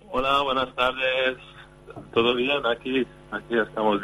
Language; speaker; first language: Spanish; non-native, fluent; Hungarian